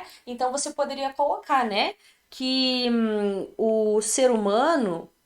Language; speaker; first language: Portuguese; native; Portuguese